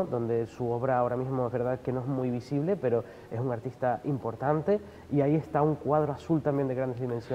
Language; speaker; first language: Spanish; native; Spanish